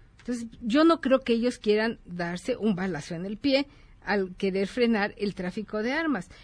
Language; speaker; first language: Spanish; native; Spanish